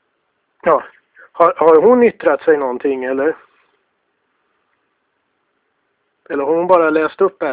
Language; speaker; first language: Swedish; native; Swedish